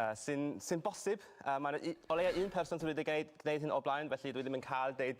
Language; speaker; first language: Welsh; non-native, fluent; Cantonese